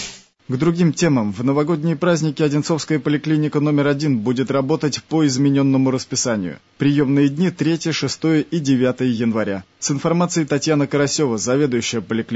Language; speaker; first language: Russian; native; Russian